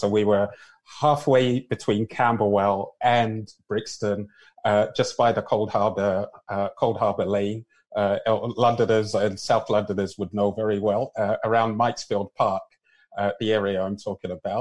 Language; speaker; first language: English; native; English